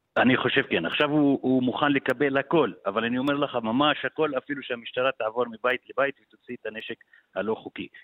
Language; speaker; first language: Hebrew; non-native, local second language; Arabic